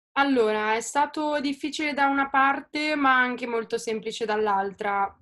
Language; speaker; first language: Italian; native; Italian